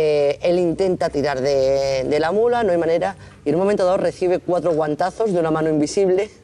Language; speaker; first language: Spanish; native; Spanish